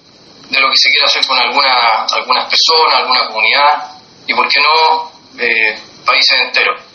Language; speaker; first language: Spanish; native; Spanish